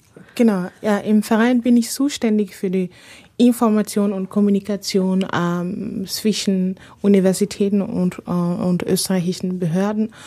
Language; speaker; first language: German; non-native, fluent; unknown